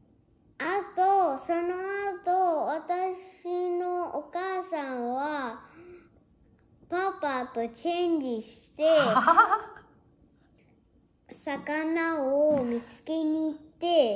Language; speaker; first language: Japanese; early bilingual, heritage; Japanese